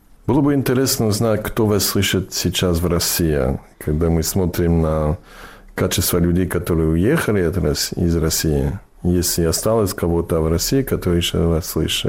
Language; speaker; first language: Russian; non-native, learner; English